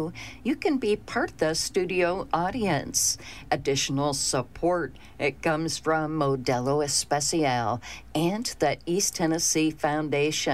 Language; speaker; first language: English; native; English